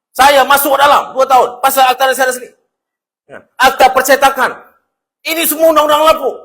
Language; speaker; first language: Malay; native; Malay